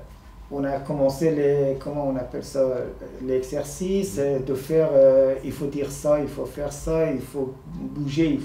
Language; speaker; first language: French; non-native, fluent; Persian